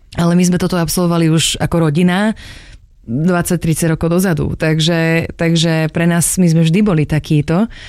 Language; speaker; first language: Slovak; non-native, local second language; English